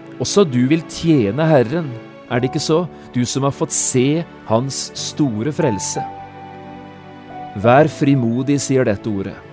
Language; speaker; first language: Norwegian; native; Norwegian